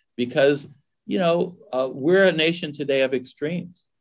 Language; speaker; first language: English; native; English